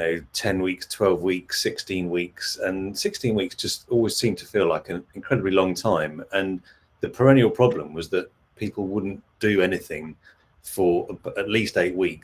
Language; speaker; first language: English; native; English